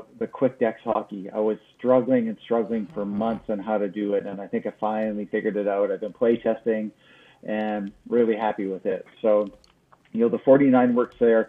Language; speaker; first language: English; native; English